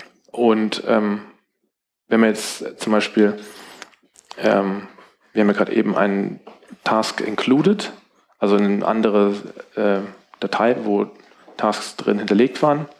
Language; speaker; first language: German; native; German